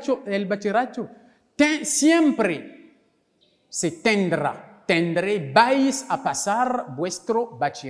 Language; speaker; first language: Spanish; non-native, local second language; French